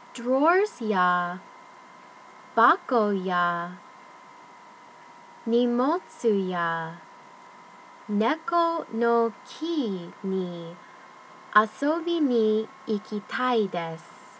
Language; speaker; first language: Japanese; non-native, learner; English